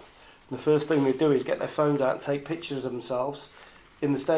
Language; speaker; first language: English; native; English